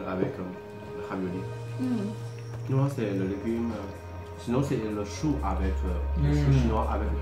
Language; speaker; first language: French; non-native, fluent; Chinese